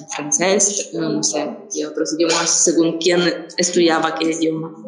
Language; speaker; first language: Spanish; non-native, fluent; Ukrainian